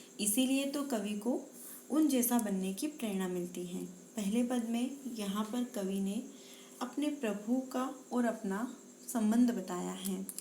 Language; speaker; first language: Hindi; native; Hindi